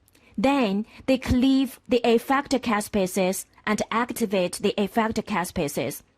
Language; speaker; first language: English; non-native, fluent; Chinese